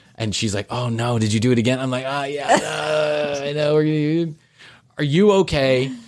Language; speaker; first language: English; native; English